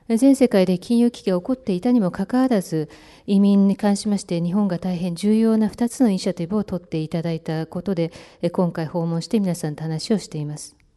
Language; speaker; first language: Japanese; native; Japanese